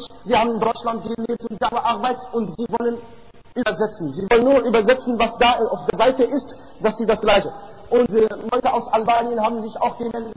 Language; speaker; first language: German; non-native, fluent; Arabic